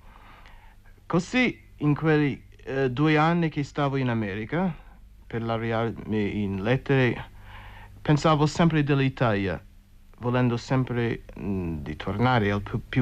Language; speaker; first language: Italian; non-native, fluent; English